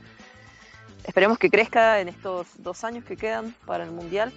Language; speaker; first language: Spanish; native; Spanish